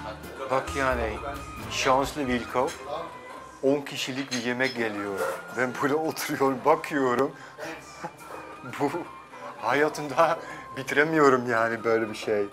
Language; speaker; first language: Turkish; non-native, fluent; Dutch